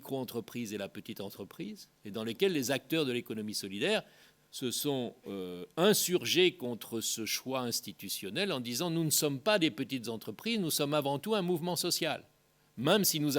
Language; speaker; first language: French; native; French